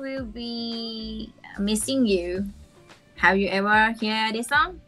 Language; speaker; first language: English; non-native, learner; Thai